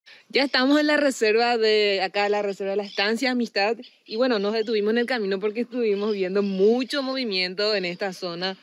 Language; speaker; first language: Spanish; native; Spanish